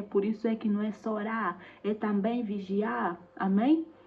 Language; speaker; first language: Portuguese; native; Portuguese